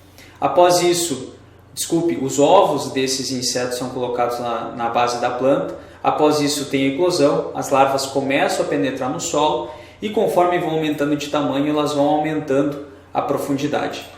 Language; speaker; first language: Portuguese; native; Portuguese